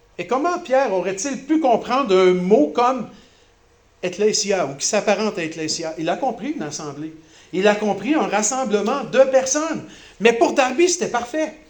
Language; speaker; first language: French; native; French